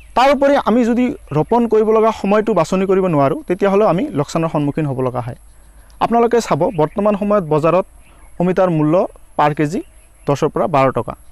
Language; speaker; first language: Assamese; non-native, local second language; Bangla